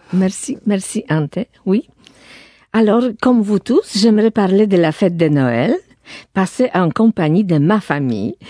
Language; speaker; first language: French; non-native, fluent; Polish